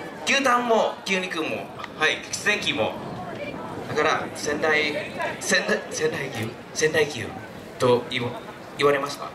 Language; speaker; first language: Japanese; non-native, fluent; Thai